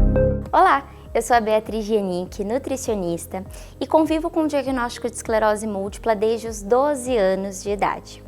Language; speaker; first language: Portuguese; native; Portuguese